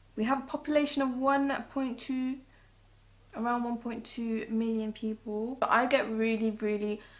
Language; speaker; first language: English; early bilingual, other home language; Morisyen